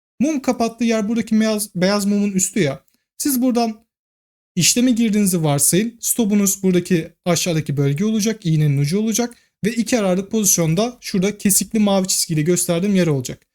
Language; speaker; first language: Turkish; native; Turkish